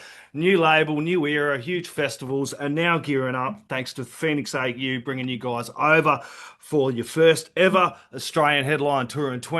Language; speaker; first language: English; native; English